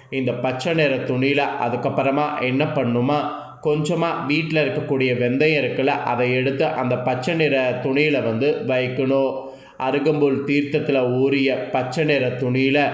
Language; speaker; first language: Tamil; native; Tamil